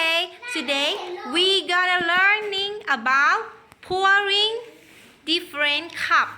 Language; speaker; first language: English; non-native, learner; Thai